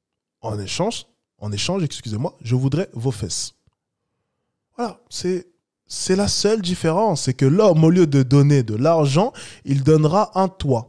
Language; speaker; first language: French; native; French